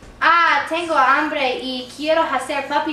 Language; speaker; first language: Spanish; non-native, learner; English